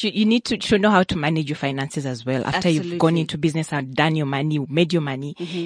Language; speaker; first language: English; non-native, local second language; Ganda